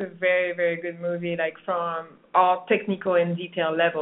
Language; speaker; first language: English; non-native, fluent; French